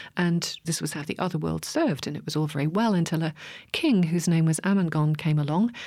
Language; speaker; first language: English; native; English